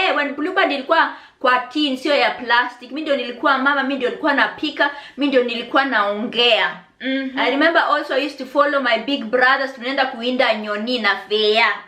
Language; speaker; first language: Swahili; native; Swahili